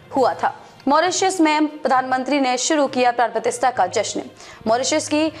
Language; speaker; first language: Hindi; native; Hindi